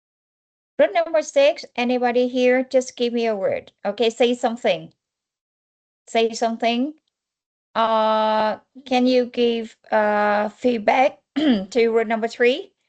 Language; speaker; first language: English; non-native, fluent; Vietnamese